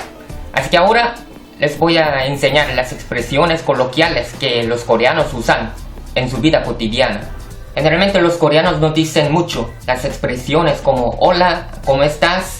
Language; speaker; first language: Spanish; non-native, fluent; Korean